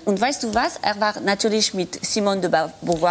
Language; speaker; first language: German; non-native, fluent; French